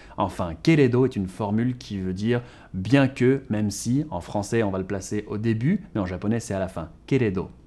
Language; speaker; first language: French; native; French